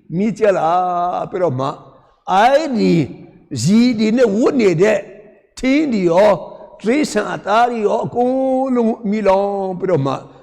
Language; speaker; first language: Burmese; non-native, local second language; Hakha Chin